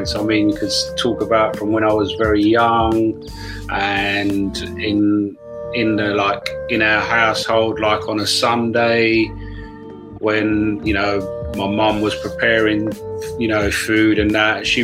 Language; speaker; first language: English; native; English